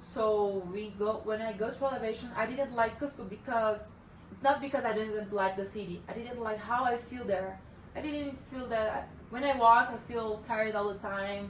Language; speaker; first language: English; non-native, learner; Portuguese